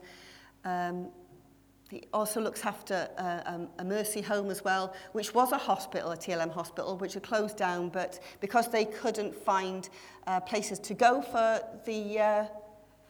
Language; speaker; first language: English; native; English